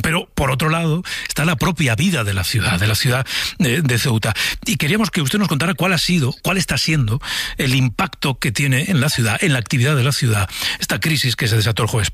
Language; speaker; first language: Spanish; native; Spanish